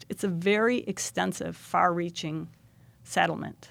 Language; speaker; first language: English; native; English